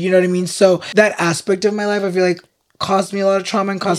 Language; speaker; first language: English; early bilingual, other home language; Spanish